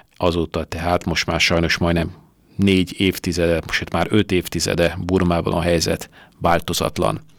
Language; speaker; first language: Hungarian; native; Hungarian